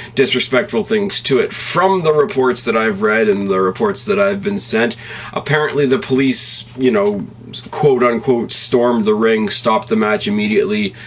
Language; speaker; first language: English; native; English